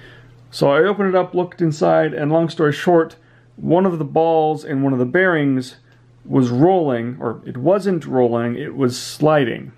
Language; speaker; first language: English; native; English